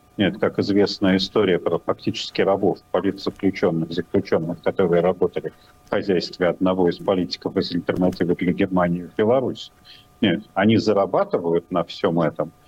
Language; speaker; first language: Russian; native; Russian